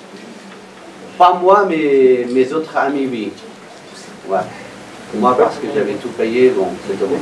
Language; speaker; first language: French; non-native, fluent; Persian